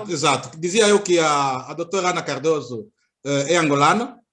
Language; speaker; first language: Portuguese; native; Portuguese